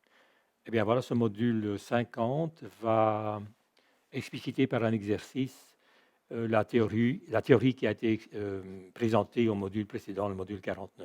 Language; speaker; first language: French; native; French